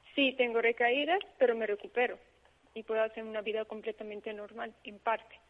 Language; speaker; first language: Spanish; early bilingual, heritage; Spanish